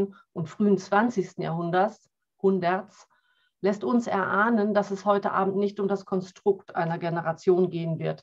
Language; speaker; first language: German; native; German